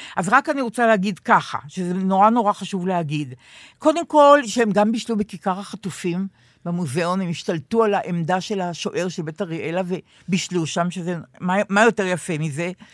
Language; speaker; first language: Hebrew; native; Hebrew